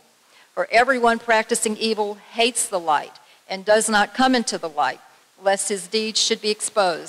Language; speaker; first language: English; native; English